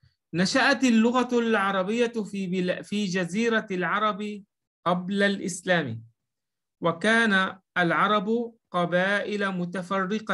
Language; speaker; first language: Arabic; non-native, fluent; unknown